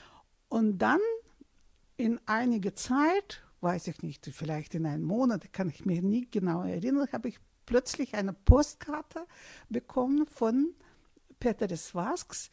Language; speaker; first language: German; non-native, fluent; Russian